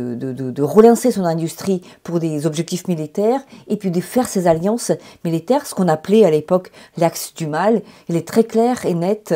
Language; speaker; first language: French; non-native, fluent; Ukrainian